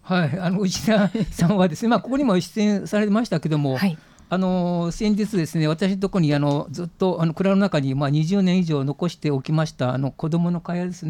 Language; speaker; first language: Japanese; native; Japanese